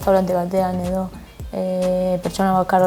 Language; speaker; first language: Basque; non-native, local second language; Spanish